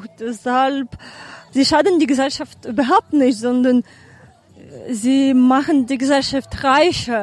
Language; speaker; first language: German; non-native, fluent; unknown